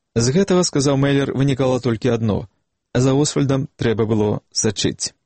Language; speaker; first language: Belarusian; native; Belarusian